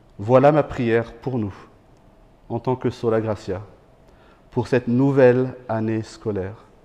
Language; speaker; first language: French; non-native, local second language; Malagasy